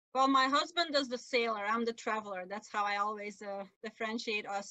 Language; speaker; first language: English; non-native, fluent; Dutch